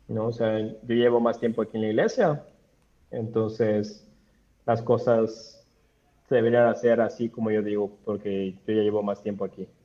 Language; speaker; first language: Spanish; native; Spanish